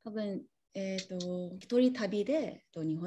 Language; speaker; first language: Japanese; non-native, learner; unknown